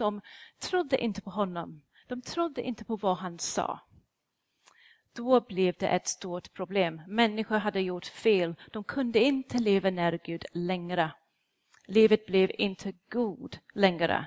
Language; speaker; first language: Swedish; non-native, fluent; English